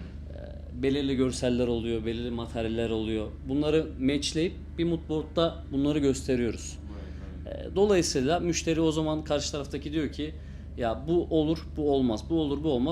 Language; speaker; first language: Turkish; native; Turkish